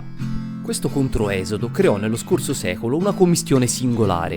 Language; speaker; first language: Italian; native; Italian